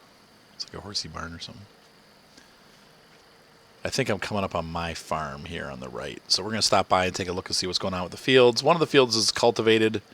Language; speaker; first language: English; native; English